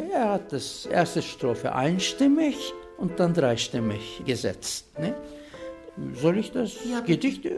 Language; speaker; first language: German; non-native, fluent; Turkish